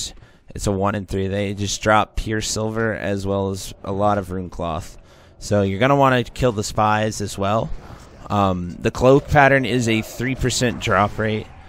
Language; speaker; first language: English; native; English